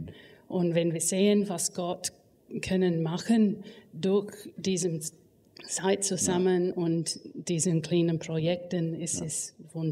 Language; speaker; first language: German; non-native, learner; English